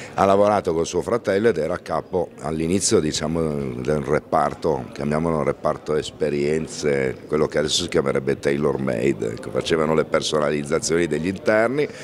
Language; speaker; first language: Italian; native; Italian